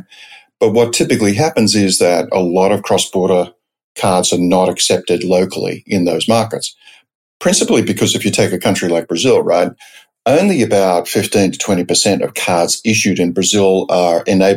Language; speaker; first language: English; native; English